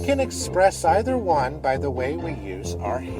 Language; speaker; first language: English; native; English